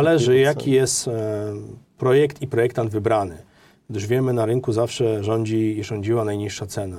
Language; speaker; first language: Polish; native; Polish